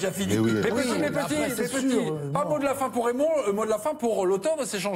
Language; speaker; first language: French; native; French